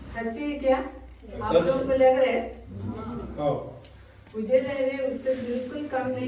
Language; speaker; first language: Hindi; non-native, local second language; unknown